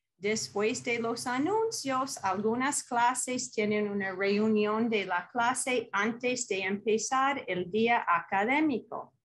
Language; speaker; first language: Spanish; non-native, fluent; English